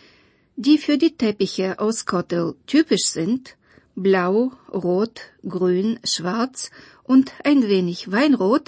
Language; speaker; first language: German; non-native, fluent; Bulgarian